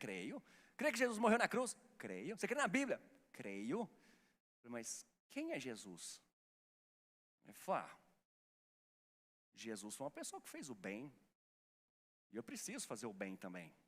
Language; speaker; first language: Portuguese; native; Portuguese